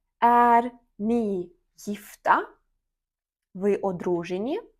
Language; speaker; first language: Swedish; non-native, fluent; Ukrainian